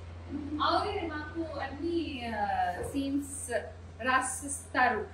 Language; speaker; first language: Telugu; non-native, learner; Kannada